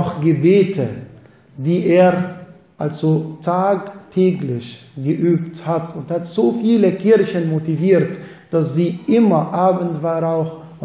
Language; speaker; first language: German; non-native, fluent; Arabic